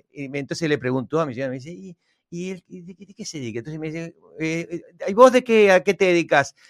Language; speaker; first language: Spanish; native; Spanish